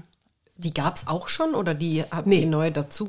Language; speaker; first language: German; native; German